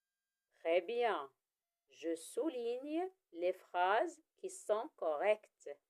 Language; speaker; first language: French; non-native, local second language; Arabic